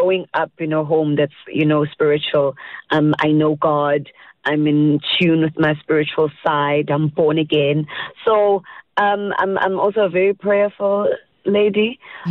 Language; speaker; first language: English; non-native, local second language; Zulu